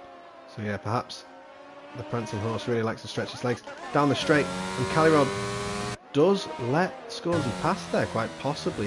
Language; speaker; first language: English; native; English